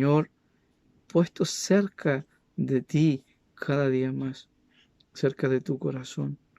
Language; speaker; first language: Spanish; native; Spanish